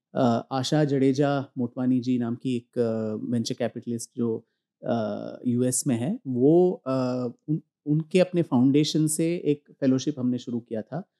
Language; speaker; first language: Hindi; non-native, local second language; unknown